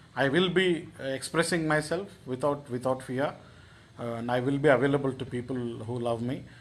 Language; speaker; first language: English; non-native, local second language; Telugu